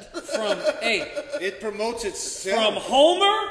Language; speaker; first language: English; native; English